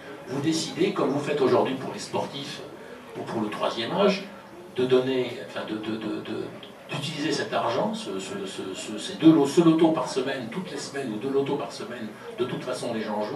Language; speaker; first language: French; native; French